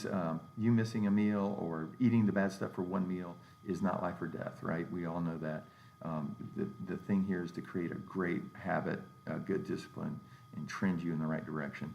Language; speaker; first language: English; native; English